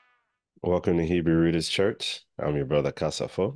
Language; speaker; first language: English; native; English